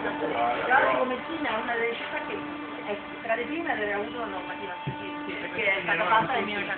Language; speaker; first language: Italian; native; Italian